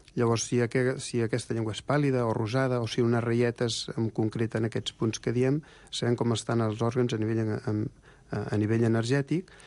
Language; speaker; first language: Catalan; native; Catalan